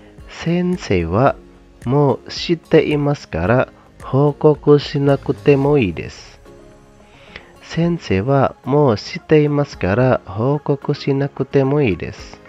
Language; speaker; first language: Japanese; non-native, fluent; Indonesian